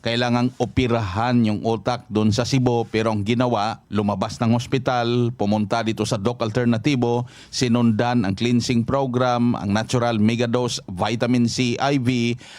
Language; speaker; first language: Filipino; native; Filipino